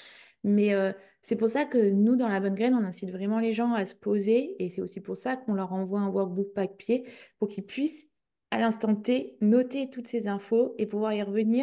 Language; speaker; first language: French; native; French